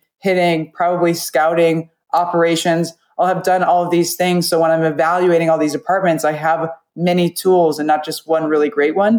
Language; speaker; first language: English; native; English